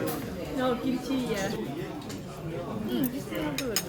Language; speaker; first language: English; non-native, fluent; Vietnamese